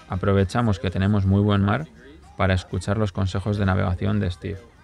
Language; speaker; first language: Spanish; native; Spanish